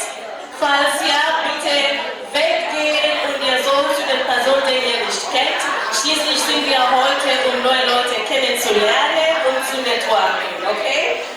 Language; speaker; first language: German; non-native, fluent; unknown